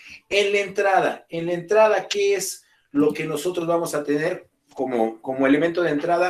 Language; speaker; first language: Spanish; native; Spanish